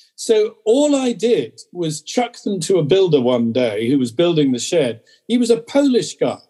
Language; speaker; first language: English; native; English